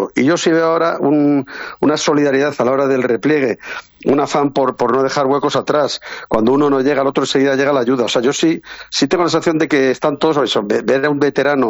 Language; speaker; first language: Spanish; native; Spanish